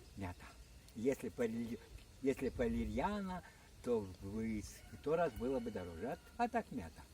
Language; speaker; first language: Russian; non-native, local second language; Ukrainian